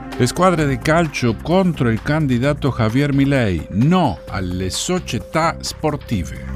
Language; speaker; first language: Italian; non-native, fluent; Spanish